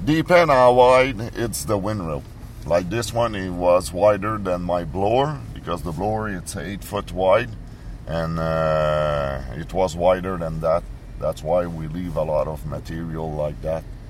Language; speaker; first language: English; non-native, fluent; French